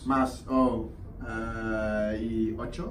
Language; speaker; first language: Spanish; non-native, learner; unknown